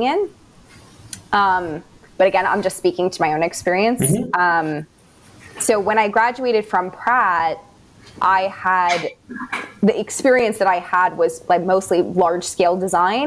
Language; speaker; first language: English; native; English